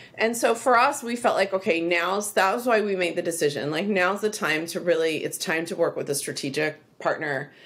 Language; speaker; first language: English; native; English